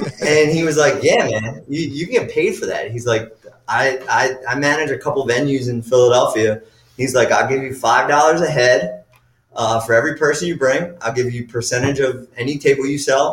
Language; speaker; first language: English; native; English